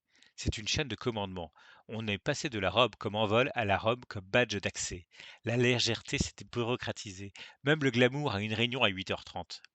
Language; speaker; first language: French; native; French